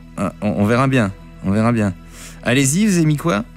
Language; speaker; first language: French; native; French